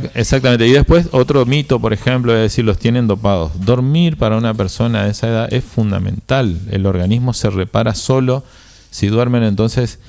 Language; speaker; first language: Spanish; native; Spanish